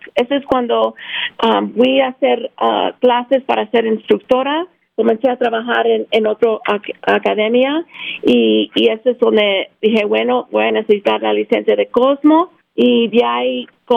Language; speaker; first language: Spanish; early bilingual, heritage; Spanish